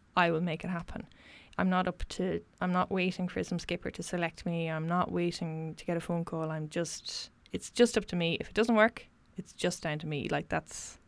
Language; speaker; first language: English; native; English